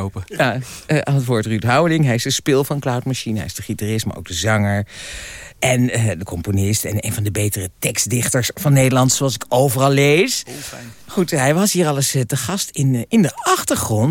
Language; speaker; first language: Dutch; native; Dutch